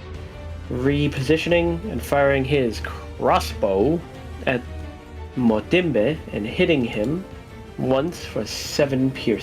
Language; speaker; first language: English; native; English